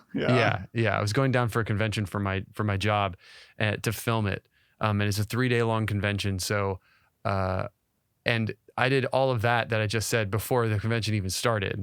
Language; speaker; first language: English; native; English